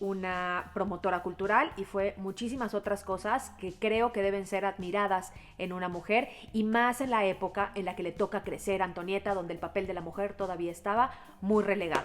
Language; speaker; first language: Spanish; native; Spanish